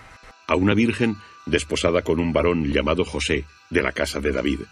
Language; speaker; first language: Spanish; native; Spanish